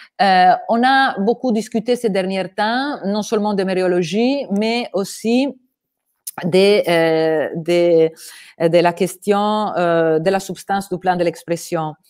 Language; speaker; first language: French; non-native, fluent; Italian